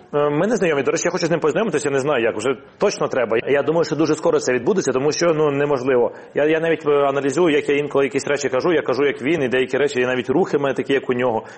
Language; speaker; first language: Ukrainian; non-native, local second language; Russian